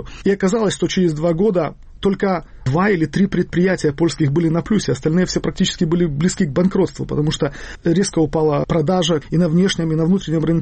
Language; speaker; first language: Russian; native; Russian